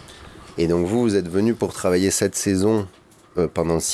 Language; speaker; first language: French; native; French